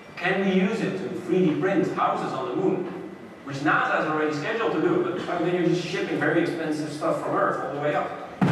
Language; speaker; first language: English; non-native, fluent; Dutch